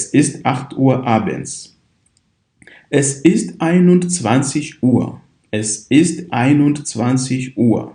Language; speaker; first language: German; non-native, fluent; Kinyarwanda